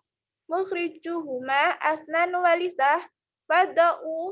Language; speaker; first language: Arabic; non-native, learner; Indonesian